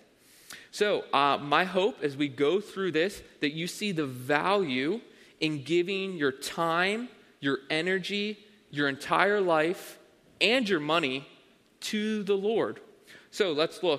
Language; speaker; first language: English; native; English